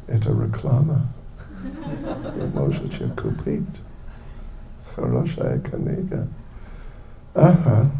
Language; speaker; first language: Russian; non-native, learner; English